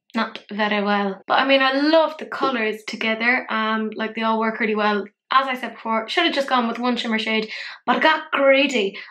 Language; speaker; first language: English; native; English